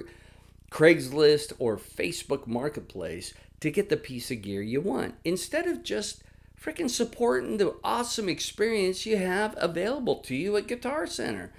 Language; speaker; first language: English; native; English